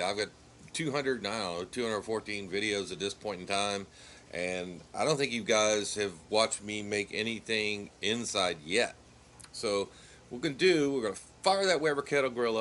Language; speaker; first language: English; native; English